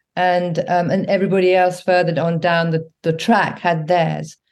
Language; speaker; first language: English; native; English